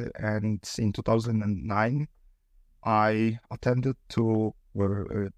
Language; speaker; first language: English; non-native, fluent; Polish